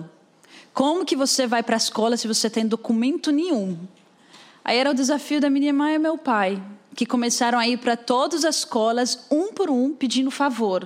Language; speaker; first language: Portuguese; non-native, fluent; Arabic